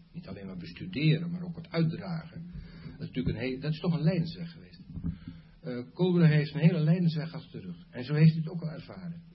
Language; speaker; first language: Dutch; native; Dutch